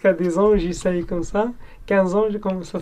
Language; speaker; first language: French; non-native, local second language; Arabic